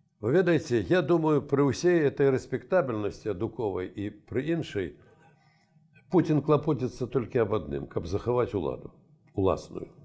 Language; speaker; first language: Belarusian; native; Belarusian